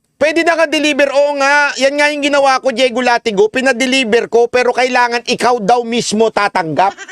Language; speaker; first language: Filipino; native; Filipino